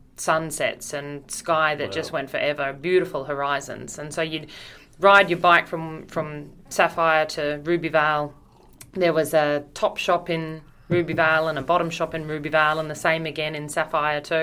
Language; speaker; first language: English; native; English